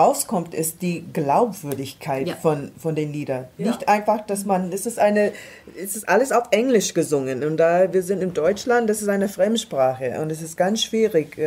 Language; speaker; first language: German; non-native, fluent; English